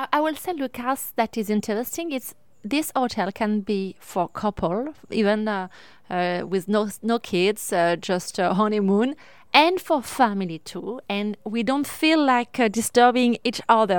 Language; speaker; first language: English; non-native, learner; French